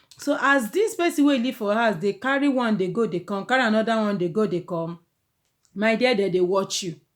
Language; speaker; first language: Nigerian Pidgin; non-native, local second language; Yoruba